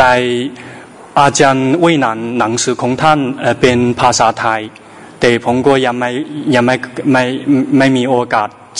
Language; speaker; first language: Thai; non-native, learner; Chinese